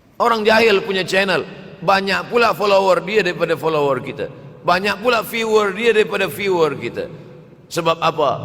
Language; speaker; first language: Malay; native; Malay